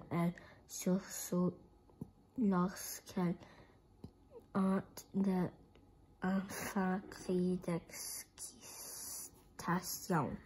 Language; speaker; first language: French; non-native, learner; English